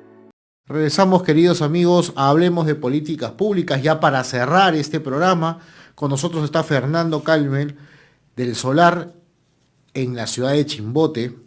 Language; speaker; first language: Spanish; native; Spanish